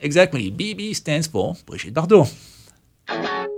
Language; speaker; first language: English; non-native, fluent; French